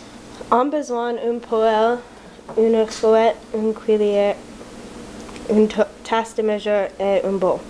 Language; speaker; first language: French; non-native, learner; English